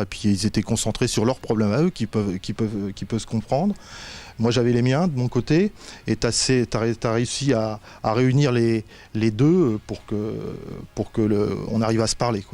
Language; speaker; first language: French; native; French